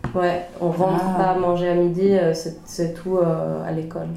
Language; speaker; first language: French; early bilingual, other home language; Swedish